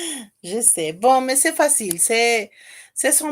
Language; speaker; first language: French; non-native, fluent; Spanish